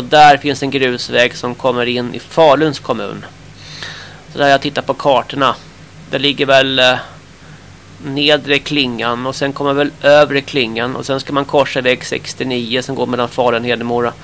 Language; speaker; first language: Swedish; native; Swedish